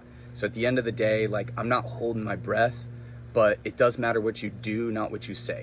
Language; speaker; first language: English; native; English